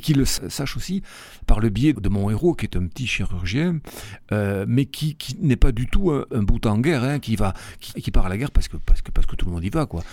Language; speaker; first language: French; native; French